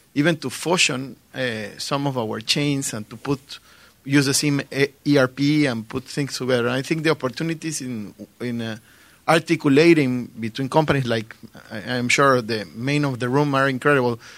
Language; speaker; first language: English; non-native, learner; Spanish